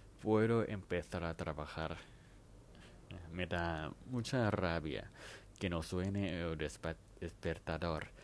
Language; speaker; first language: Spanish; non-native, fluent; Thai